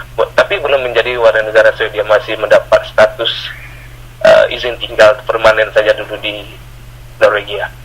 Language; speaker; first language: Indonesian; non-native, local second language; Achinese